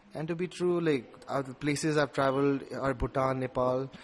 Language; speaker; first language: English; non-native, local second language; Nepali